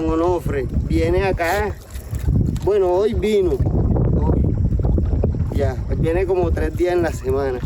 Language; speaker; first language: Spanish; native; Spanish